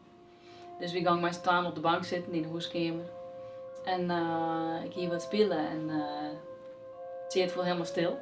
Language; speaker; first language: Dutch; non-native, local second language; Western Frisian